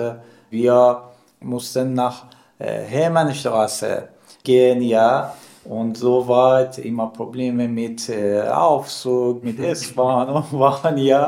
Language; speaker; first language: German; non-native, learner; Persian